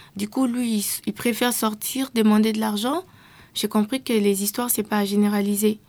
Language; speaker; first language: French; non-native, local second language; Lingala